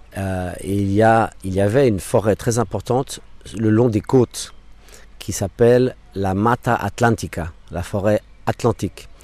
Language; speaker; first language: French; non-native, local second language; English